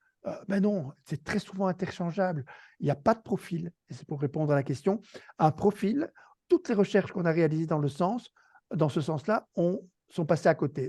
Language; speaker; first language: French; native; French